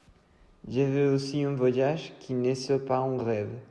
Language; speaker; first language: French; non-native, learner; Spanish